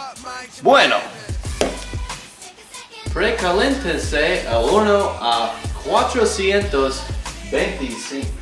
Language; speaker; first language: Spanish; non-native, learner; English